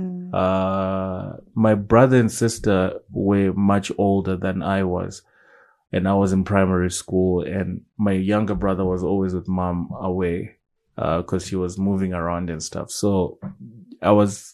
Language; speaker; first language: English; non-native, local second language; Shona